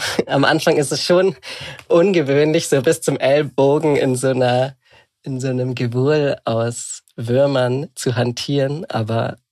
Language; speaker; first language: German; native; German